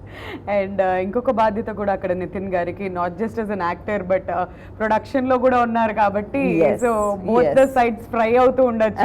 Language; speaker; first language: Telugu; native; Telugu